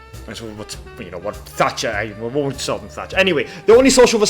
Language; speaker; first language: English; native; English